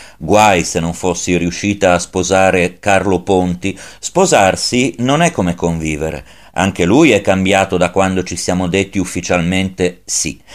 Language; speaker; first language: Italian; native; Italian